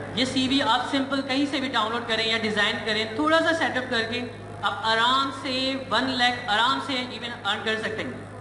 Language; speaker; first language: Urdu; non-native, local second language; Sindhi